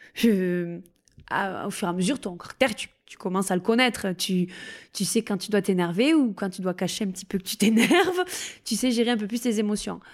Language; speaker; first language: French; native; French